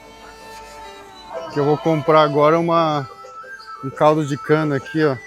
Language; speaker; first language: Portuguese; native; Portuguese